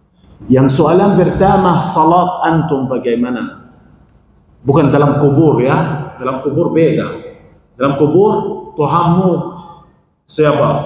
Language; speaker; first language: Indonesian; non-native, fluent; Arabic